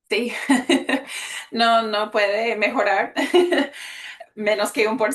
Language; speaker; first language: Spanish; early bilingual, heritage; Spanish